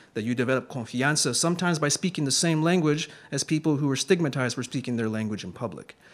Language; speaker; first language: English; native; English